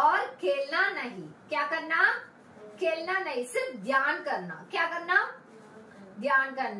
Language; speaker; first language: Hindi; non-native, local second language; Tamil